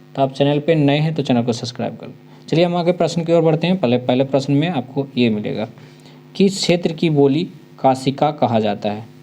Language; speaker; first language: Hindi; native; Hindi